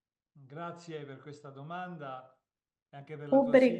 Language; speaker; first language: Italian; native; Italian